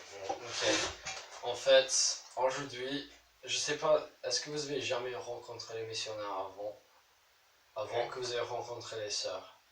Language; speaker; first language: French; non-native, learner; English